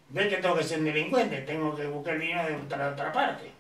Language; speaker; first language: Spanish; native; Spanish